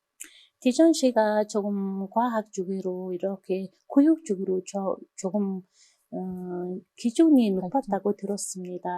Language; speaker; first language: Korean; non-native, fluent; Mongolian